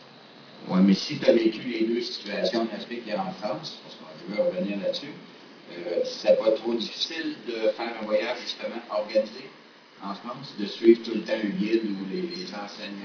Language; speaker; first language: French; native; French